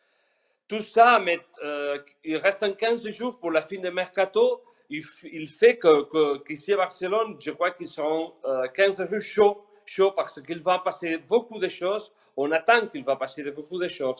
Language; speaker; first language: French; non-native, fluent; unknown